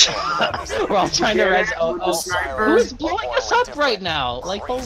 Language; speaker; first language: English; native; English